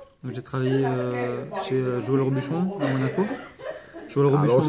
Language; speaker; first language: French; native; French